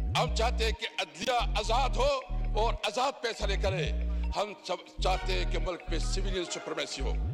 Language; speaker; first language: Urdu; non-native, local second language; Pashto